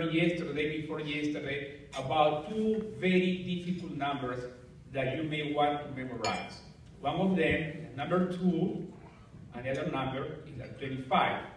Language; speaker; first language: English; non-native, fluent; Spanish